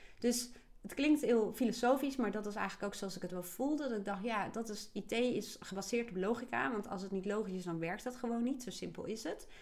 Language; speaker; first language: Dutch; native; Dutch